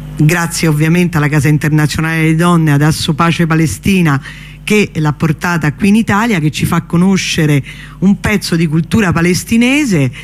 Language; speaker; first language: Italian; native; Italian